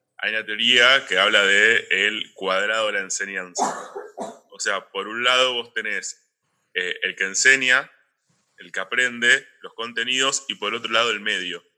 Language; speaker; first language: Spanish; native; Spanish